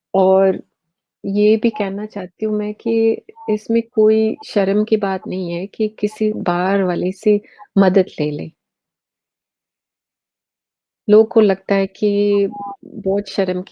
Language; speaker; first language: Hindi; early bilingual, heritage; English